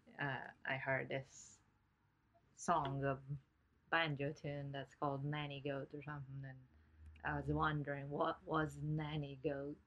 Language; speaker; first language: English; non-native, fluent; Japanese